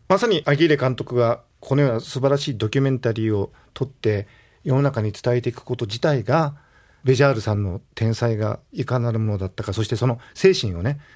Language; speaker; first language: Japanese; native; Japanese